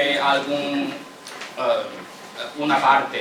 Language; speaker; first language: Spanish; non-native, fluent; Chinese